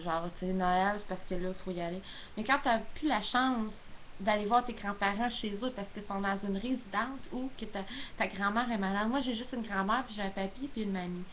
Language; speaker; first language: French; native; French